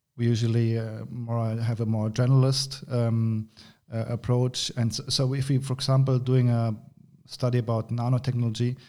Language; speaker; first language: English; non-native, fluent; German